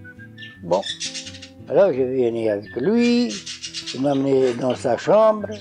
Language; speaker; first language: French; non-native, learner; Portuguese